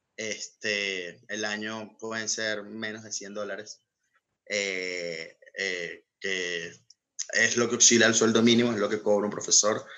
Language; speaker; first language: Spanish; native; Spanish